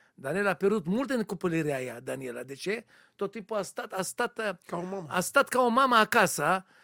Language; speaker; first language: Romanian; non-native, learner; Hebrew